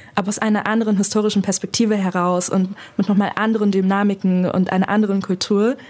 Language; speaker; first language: German; native; German